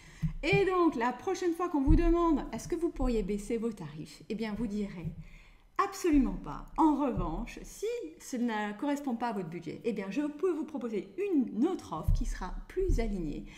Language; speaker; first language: French; native; French